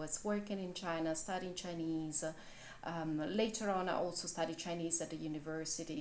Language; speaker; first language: English; non-native, fluent; Italian